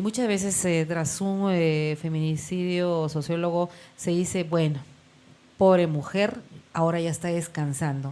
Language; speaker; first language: Spanish; native; Spanish